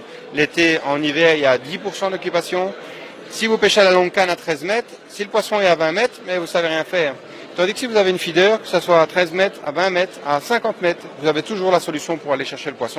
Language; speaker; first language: French; native; French